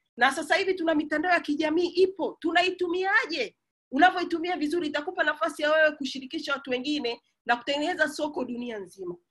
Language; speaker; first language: Swahili; native; Swahili